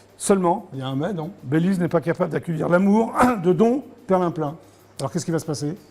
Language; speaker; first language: French; native; French